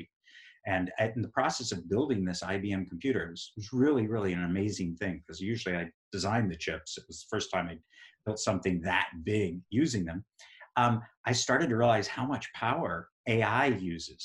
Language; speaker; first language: English; native; English